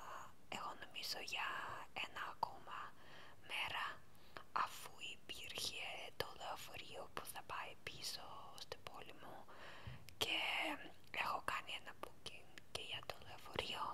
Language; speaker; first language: Greek; non-native, learner; Ukrainian